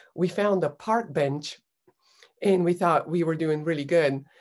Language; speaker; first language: English; non-native, fluent; Bulgarian